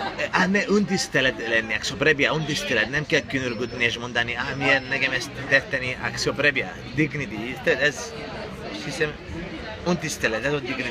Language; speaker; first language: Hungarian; non-native, learner; Greek